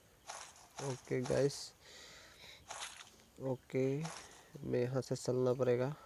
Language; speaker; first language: Hindi; non-native, local second language; Assamese